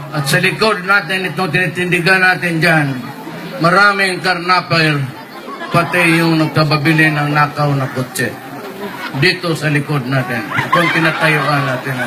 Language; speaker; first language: Filipino; non-native, local second language; Cebuano